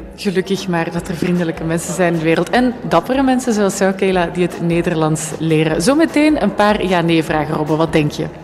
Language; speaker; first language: Dutch; native; Dutch